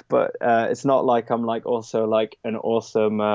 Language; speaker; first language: English; native; English